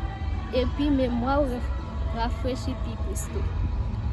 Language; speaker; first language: French; non-native, local second language; Haitian Creole